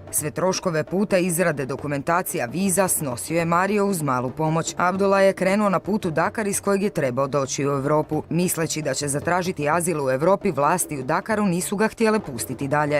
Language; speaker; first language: Croatian; native; Croatian